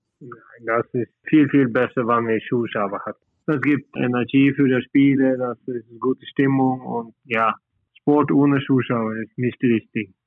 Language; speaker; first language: German; non-native, learner; Norwegian